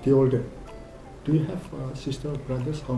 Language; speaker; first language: English; non-native, fluent; Indonesian